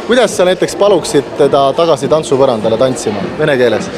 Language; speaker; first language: Estonian; native; Estonian